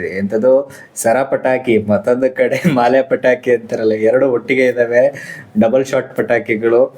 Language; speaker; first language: Kannada; native; Kannada